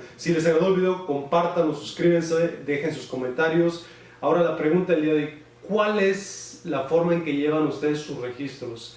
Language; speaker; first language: Spanish; native; Spanish